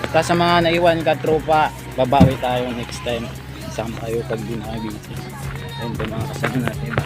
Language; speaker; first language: Filipino; native; Filipino